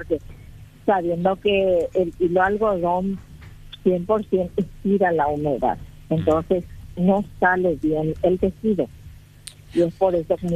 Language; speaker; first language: Spanish; native; Spanish